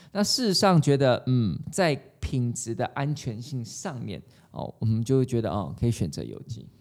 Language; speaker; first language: Chinese; native; Chinese